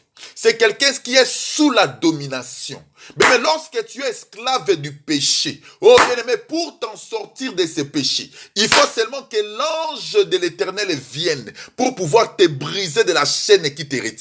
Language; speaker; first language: French; non-native, local second language; Lingala